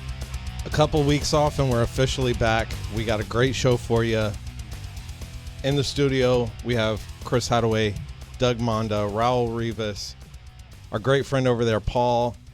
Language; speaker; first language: English; native; English